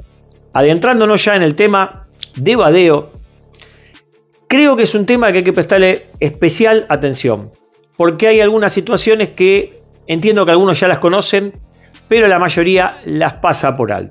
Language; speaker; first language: Spanish; native; Spanish